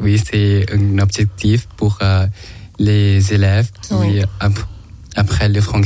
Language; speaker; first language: French; non-native, learner; Thai